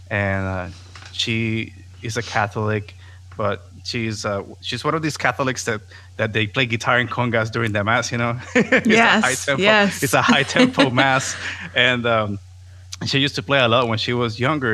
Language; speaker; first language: English; non-native, fluent; Spanish